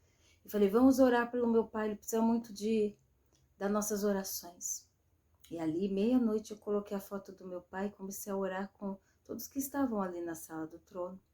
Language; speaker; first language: Portuguese; native; Portuguese